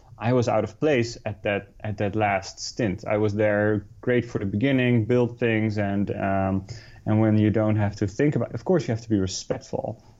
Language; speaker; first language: English; non-native, fluent; Dutch